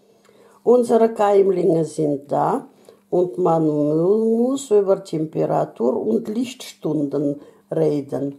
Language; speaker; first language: German; non-native, fluent; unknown